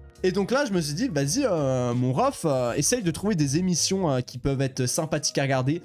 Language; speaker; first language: French; native; French